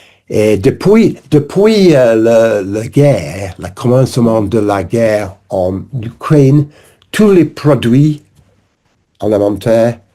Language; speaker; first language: French; non-native, learner; English